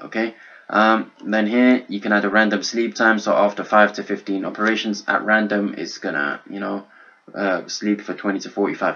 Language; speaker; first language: English; native; English